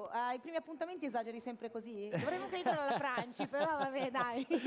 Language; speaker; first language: Italian; native; Italian